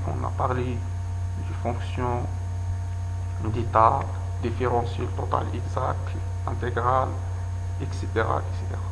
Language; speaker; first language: French; non-native, local second language; Arabic